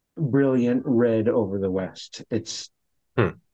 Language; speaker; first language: English; native; English